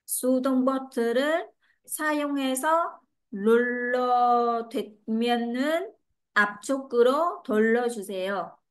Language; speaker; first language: Korean; non-native, learner; Vietnamese